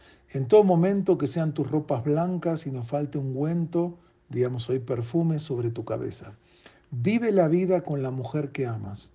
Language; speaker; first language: Spanish; native; Spanish